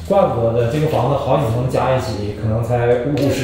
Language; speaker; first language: Chinese; native; Chinese